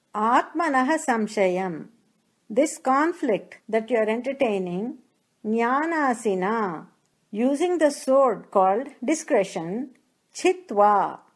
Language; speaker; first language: English; non-native, local second language; Telugu